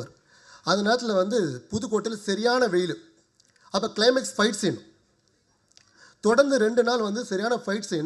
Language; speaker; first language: Tamil; native; Tamil